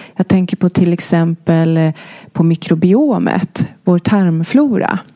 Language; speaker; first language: Swedish; native; Swedish